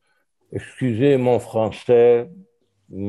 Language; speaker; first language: French; non-native, learner; Portuguese